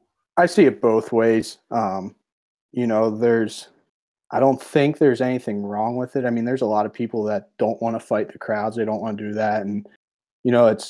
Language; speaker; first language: English; native; English